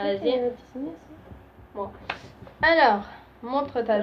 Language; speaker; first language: French; native; French